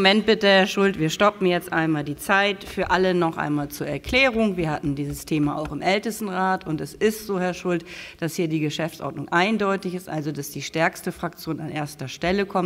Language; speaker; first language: German; native; German